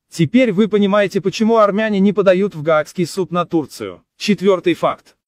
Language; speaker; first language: Russian; non-native, local second language; Azerbaijani